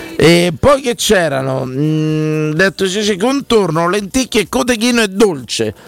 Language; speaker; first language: Italian; native; Italian